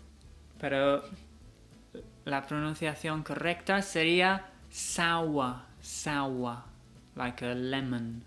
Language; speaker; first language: Spanish; non-native, fluent; English